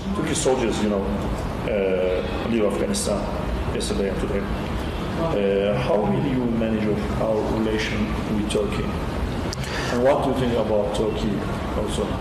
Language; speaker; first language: English; non-native, learner; Turkish